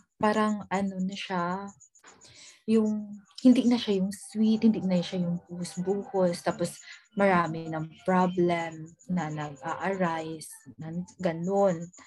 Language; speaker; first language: Filipino; non-native, local second language; Hiligaynon